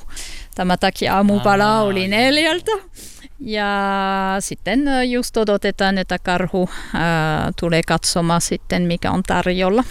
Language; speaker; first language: Finnish; non-native, learner; French